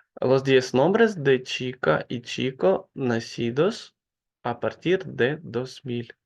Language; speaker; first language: Spanish; non-native, learner; Ukrainian